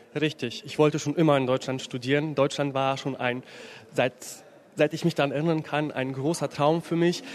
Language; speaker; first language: German; early bilingual, heritage; Polish